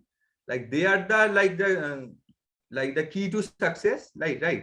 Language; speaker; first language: English; non-native, local second language; Bangla